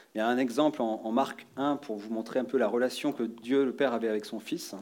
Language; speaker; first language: French; native; French